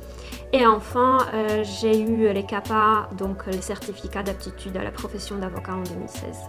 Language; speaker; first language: French; non-native, fluent; Polish